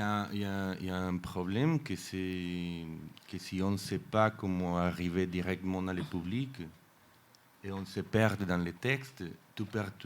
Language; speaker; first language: French; non-native, fluent; Spanish